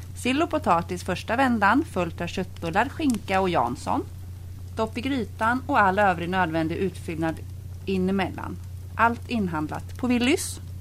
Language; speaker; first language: Swedish; native; Swedish